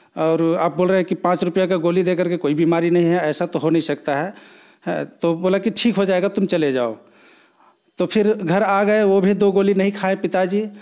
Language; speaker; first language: Hindi; native; Hindi